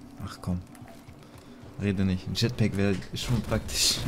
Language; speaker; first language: German; native; German